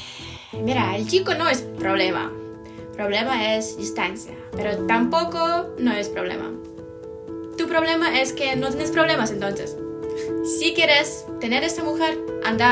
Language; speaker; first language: Spanish; non-native, fluent; Ukrainian